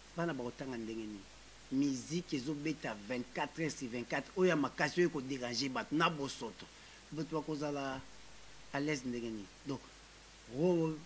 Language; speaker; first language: Lingala; native; Lingala